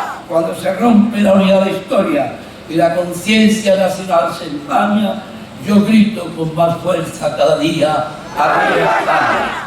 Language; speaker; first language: Spanish; native; Spanish